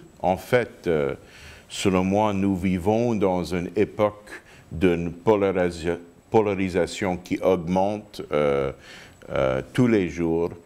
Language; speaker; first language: French; non-native, fluent; English